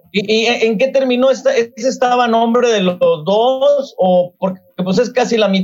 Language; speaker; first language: Spanish; native; Spanish